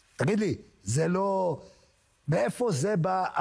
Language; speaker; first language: Hebrew; native; Hebrew